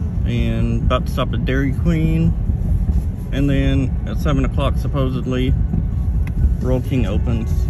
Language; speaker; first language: English; native; English